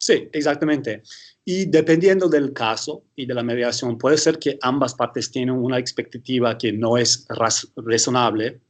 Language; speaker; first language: Spanish; early bilingual, heritage; English